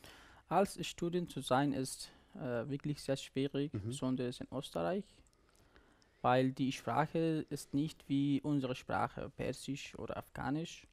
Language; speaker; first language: German; non-native, learner; Persian